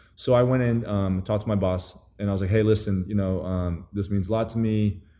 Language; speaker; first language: English; early bilingual, other home language; Chinese